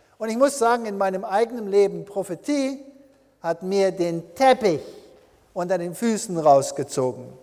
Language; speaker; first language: German; early bilingual, heritage; German